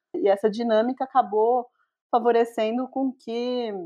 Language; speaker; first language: Portuguese; native; Portuguese